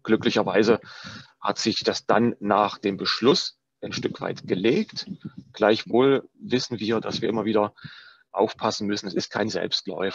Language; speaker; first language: German; native; German